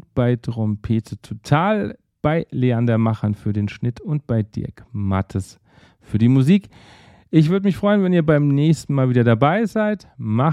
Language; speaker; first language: German; native; German